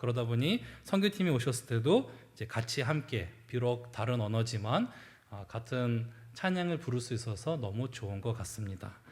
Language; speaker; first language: Korean; early bilingual, heritage; Korean